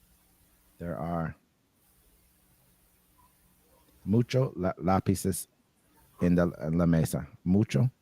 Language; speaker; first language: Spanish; non-native, learner; English